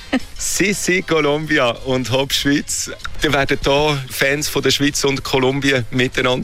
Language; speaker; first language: German; native; German